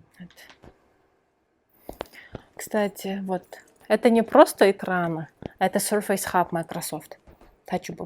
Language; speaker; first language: Russian; non-native, local second language; Kyrgyz